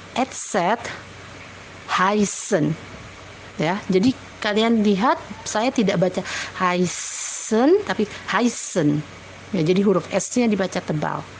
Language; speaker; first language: Indonesian; native; Indonesian